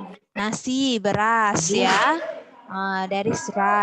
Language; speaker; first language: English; non-native, fluent; Indonesian